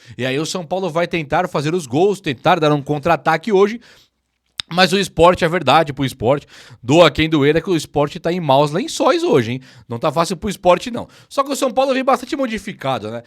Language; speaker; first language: Portuguese; native; Portuguese